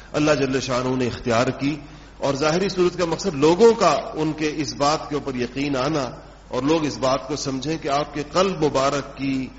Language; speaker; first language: Urdu; non-native, local second language; Pashto